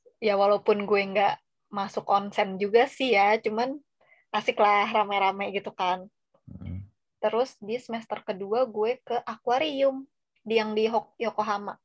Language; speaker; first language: Indonesian; native; Indonesian